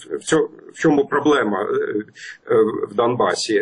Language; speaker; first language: Ukrainian; non-native, fluent; German